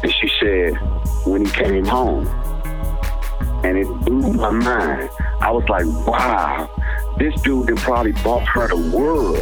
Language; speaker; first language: English; native; English